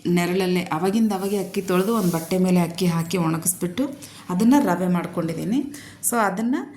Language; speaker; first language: Kannada; non-native, local second language; Telugu